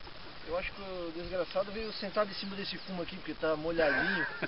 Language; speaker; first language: Portuguese; native; Portuguese